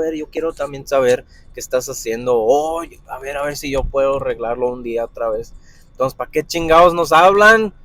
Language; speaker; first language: Spanish; early bilingual, other home language; English